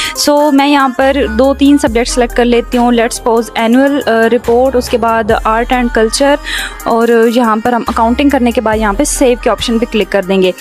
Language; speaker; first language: Urdu; non-native, local second language; Punjabi